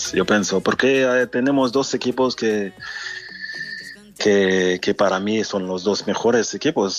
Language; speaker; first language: Spanish; non-native, fluent; French